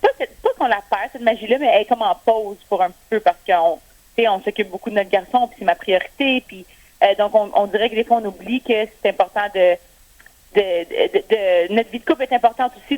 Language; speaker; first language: French; native; French